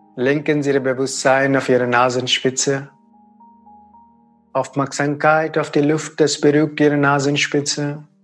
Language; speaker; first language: German; non-native, fluent; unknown